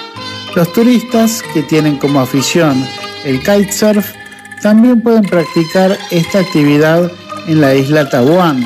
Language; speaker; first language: Spanish; non-native, fluent; Indonesian